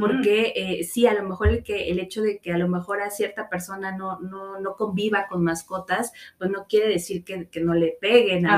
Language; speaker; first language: Spanish; native; Spanish